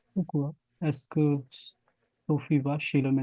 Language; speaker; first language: French; non-native, learner; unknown